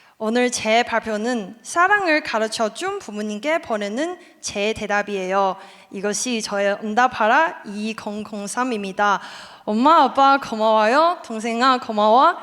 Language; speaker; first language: Korean; non-native, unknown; Chinese